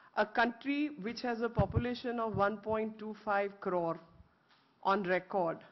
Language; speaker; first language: English; non-native, local second language; Hindi